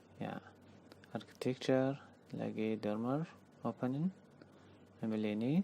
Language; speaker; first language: Indonesian; non-native, learner; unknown